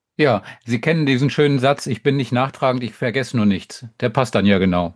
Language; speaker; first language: German; native; German